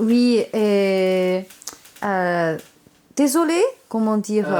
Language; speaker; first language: French; non-native, learner; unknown